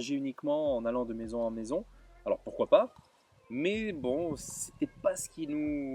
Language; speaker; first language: French; native; French